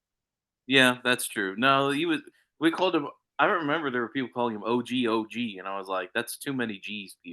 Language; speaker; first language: English; native; English